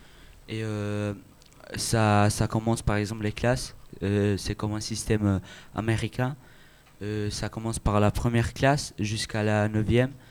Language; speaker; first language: French; non-native, learner; Albanian